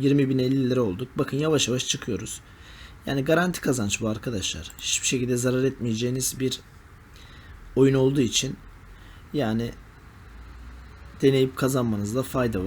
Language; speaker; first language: Turkish; native; Turkish